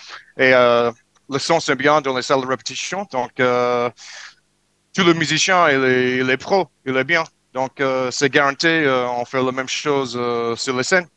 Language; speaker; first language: French; non-native, learner; English